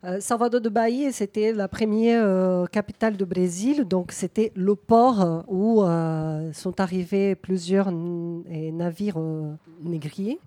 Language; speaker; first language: French; non-native, fluent; Portuguese